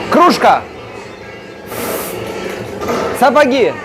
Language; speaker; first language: Russian; native; Russian